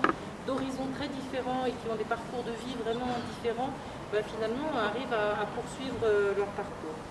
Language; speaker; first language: French; native; French